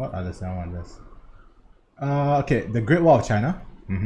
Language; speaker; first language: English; non-native, local second language; Chinese